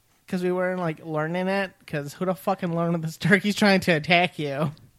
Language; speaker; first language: English; early bilingual, other home language; Spanish